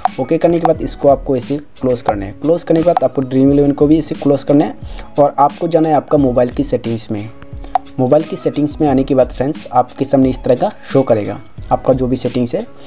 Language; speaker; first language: Hindi; non-native, local second language; Assamese